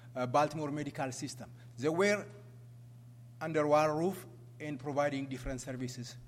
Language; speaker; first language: English; non-native, fluent; Amharic